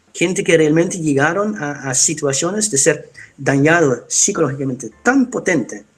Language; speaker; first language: Spanish; non-native, fluent; Dutch